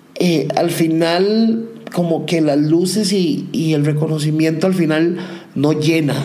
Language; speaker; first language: Spanish; native; Spanish